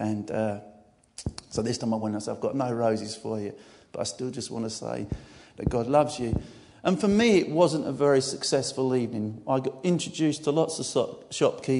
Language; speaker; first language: English; native; English